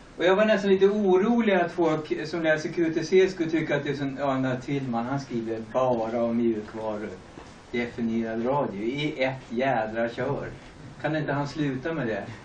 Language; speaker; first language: Swedish; early bilingual, other home language; German